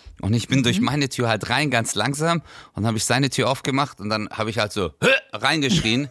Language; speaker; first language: German; early bilingual, other home language; Turkish